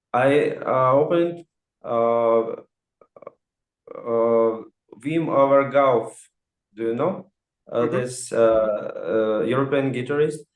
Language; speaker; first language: English; non-native, fluent; Russian